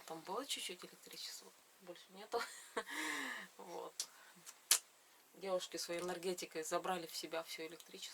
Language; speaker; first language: Russian; native; Russian